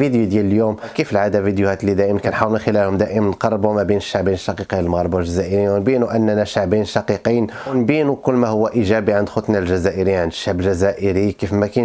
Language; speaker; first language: Arabic; native; Arabic